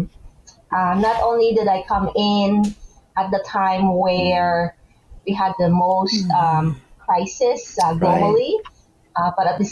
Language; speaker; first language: English; non-native, local second language; Hiligaynon